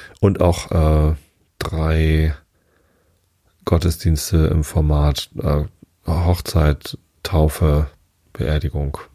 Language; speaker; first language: German; native; German